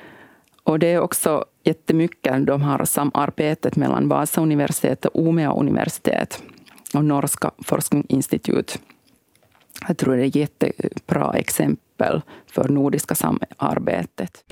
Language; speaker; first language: Swedish; non-native, local second language; Finnish